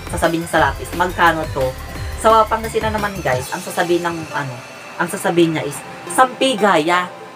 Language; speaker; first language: Filipino; non-native, local second language; Pangasinan